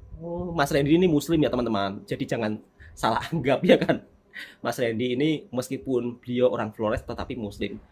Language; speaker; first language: Indonesian; native; Indonesian